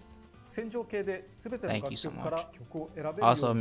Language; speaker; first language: Japanese; native; Japanese